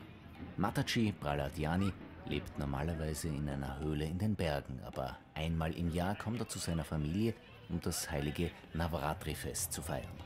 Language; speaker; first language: German; native; German